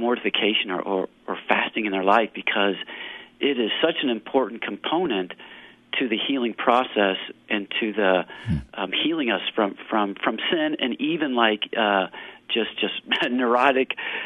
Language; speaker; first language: English; native; English